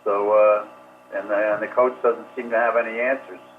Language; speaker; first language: English; native; English